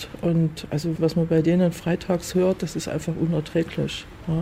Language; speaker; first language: German; native; German